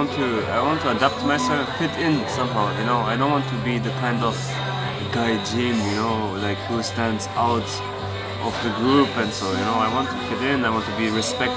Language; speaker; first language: English; non-native, fluent; German